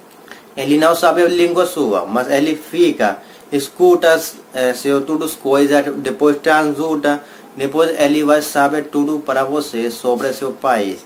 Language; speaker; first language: Portuguese; non-native, learner; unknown